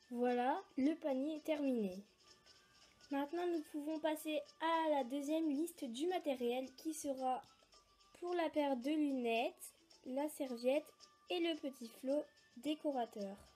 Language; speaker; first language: French; native; French